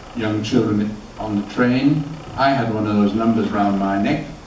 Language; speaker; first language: English; early bilingual, other home language; German